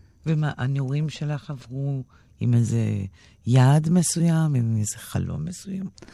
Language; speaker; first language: Hebrew; native; Hebrew